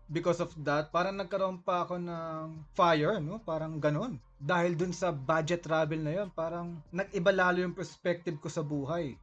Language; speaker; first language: Filipino; native; Filipino